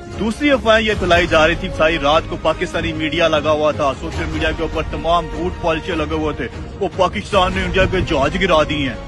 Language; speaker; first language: Urdu; non-native, local second language; Punjabi